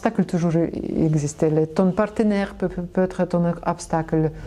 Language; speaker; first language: French; non-native, learner; Russian